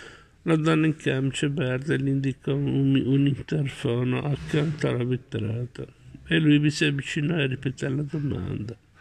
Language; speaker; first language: Italian; native; Italian